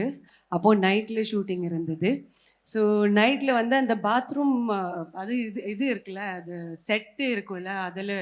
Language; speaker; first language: Tamil; non-native, fluent; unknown